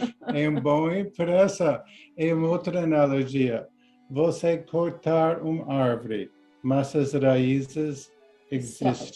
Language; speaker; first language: Portuguese; non-native, learner; English